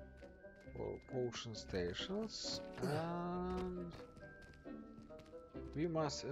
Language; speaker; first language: English; non-native, learner; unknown